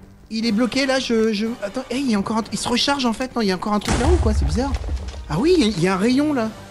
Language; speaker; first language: French; native; French